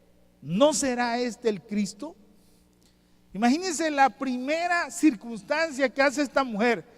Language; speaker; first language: Spanish; native; Spanish